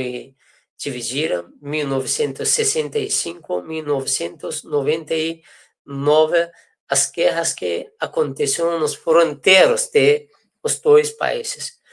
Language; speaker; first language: Portuguese; non-native, fluent; Persian